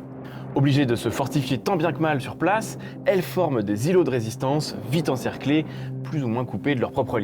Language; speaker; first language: French; native; French